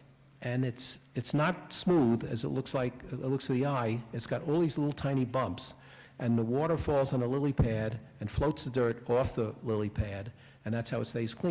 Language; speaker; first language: English; native; English